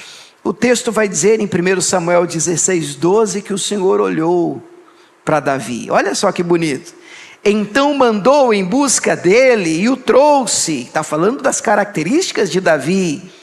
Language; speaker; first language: Portuguese; native; Portuguese